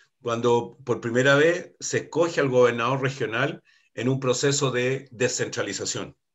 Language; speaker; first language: Spanish; native; Spanish